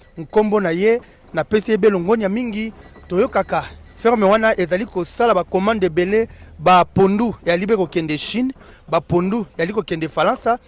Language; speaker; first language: Lingala; native; Lingala